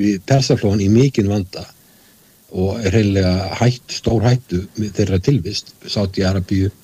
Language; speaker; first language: Icelandic; native; Icelandic